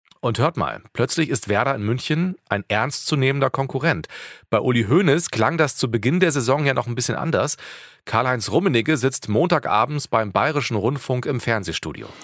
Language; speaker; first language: German; native; German